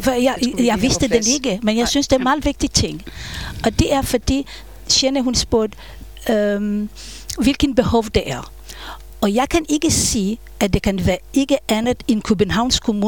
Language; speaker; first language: Danish; non-native, fluent; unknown